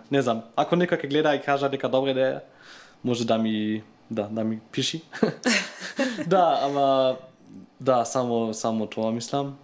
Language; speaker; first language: Macedonian; non-native, learner; German